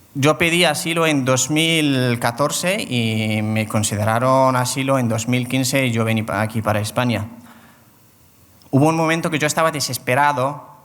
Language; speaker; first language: Spanish; non-native, fluent; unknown